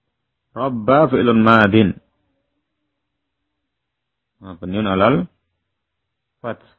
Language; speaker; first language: Arabic; non-native, fluent; Indonesian